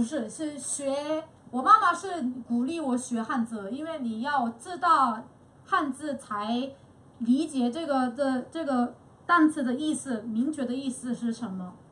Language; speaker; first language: Chinese; non-native, fluent; Korean